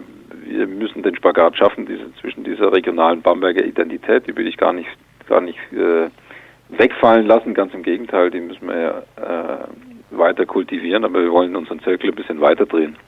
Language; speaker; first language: German; native; German